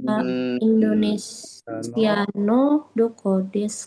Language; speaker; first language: Japanese; non-native, learner; Indonesian